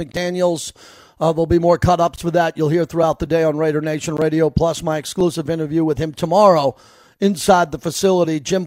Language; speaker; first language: English; native; English